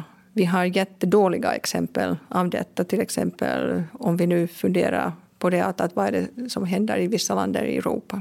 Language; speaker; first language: Swedish; non-native, local second language; Finnish